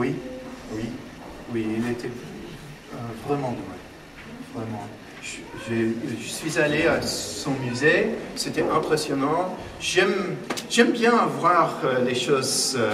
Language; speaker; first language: French; non-native, fluent; English